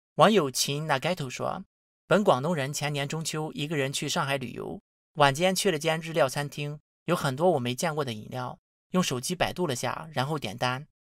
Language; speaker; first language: Chinese; native; Chinese